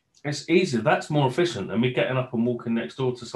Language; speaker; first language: English; native; English